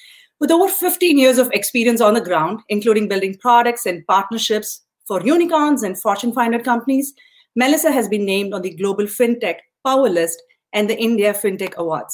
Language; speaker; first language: English; non-native, local second language; Tamil